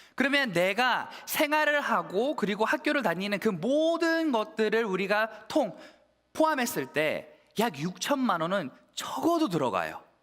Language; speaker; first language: Korean; early bilingual, heritage; Korean